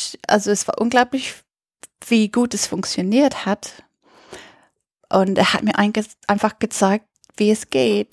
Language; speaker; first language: German; non-native, fluent; English